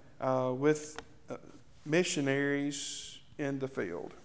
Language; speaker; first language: English; native; English